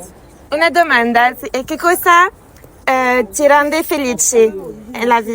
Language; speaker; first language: Italian; non-native, learner; French